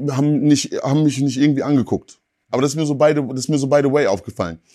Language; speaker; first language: German; native; German